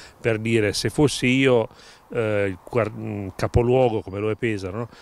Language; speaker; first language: Italian; native; Italian